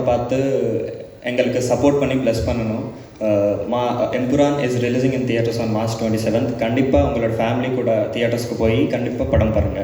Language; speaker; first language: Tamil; non-native, learner; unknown